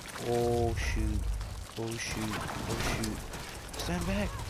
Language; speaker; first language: English; native; English